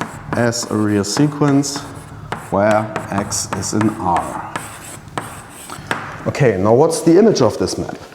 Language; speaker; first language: English; non-native, fluent; German